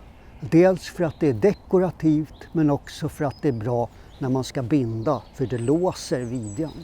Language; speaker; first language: Swedish; native; Swedish